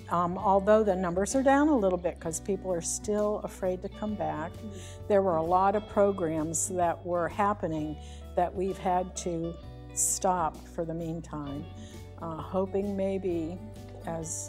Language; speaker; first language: English; native; English